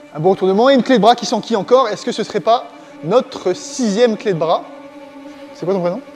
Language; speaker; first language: French; native; French